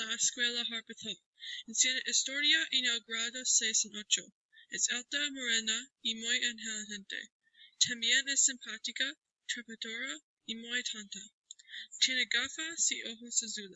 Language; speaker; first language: Spanish; non-native, learner; English